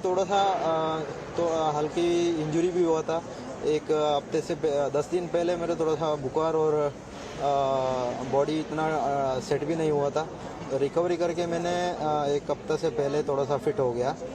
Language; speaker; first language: Hindi; non-native, local second language; Marathi